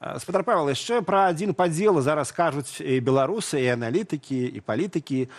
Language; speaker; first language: Belarusian; non-native, local second language; Russian